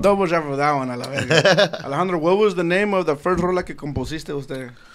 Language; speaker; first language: English; early bilingual, other home language; Spanish